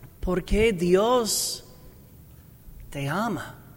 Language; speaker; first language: Spanish; non-native, learner; English